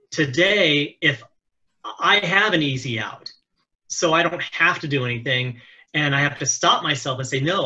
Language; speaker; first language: English; native; English